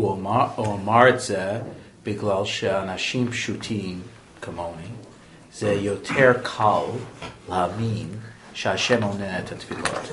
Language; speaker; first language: Hebrew; non-native, fluent; English